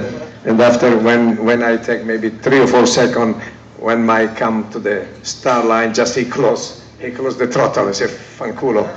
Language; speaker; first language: English; non-native, learner; Italian